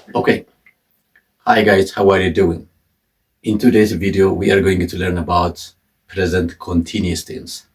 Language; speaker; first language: English; non-native, local second language; Amharic